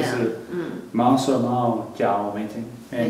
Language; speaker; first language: Chinese; non-native, fluent; English